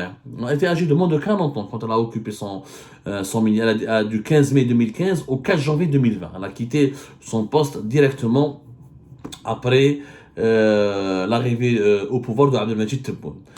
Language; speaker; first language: French; non-native, local second language; Arabic